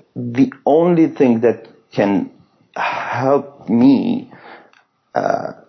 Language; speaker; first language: English; non-native, fluent; Persian